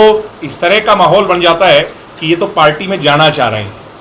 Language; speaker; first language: Hindi; native; Hindi